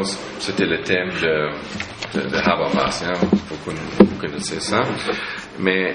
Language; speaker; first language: French; non-native, fluent; German